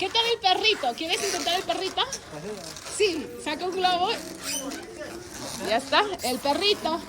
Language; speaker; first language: Spanish; non-native, fluent; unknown